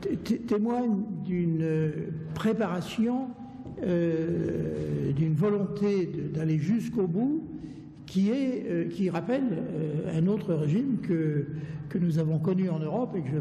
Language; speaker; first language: French; native; French